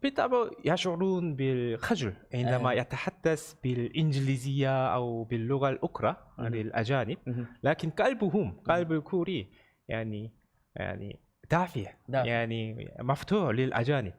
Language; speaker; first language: Arabic; non-native, learner; Korean